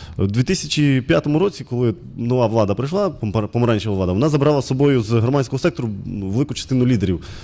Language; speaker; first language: Ukrainian; native; Ukrainian